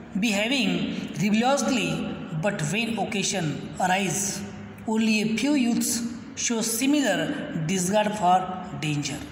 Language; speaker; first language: English; non-native, local second language; Marathi